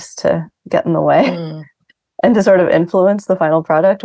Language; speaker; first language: English; native; English